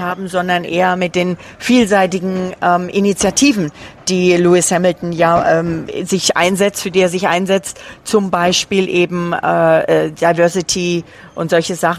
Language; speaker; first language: German; native; German